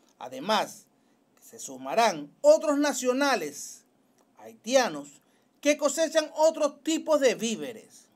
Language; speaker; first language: Spanish; native; Spanish